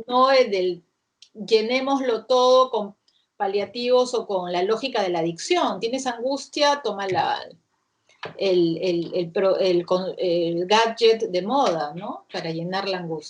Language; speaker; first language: Spanish; native; Spanish